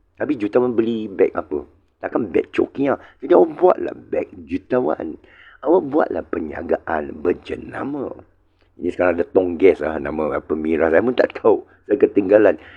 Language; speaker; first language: Malay; non-native, local second language; Chinese